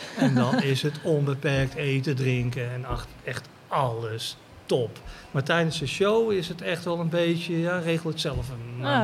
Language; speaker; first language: Dutch; native; Dutch